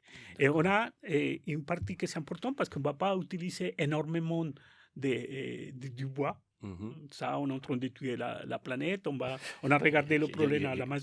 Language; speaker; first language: French; non-native, learner; Spanish